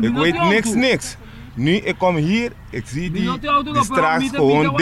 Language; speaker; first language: Dutch; non-native, local second language; Papiamento